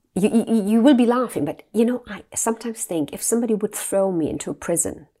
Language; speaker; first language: English; non-native, fluent; German